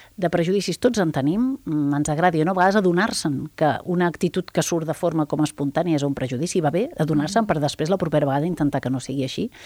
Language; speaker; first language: Catalan; native; Catalan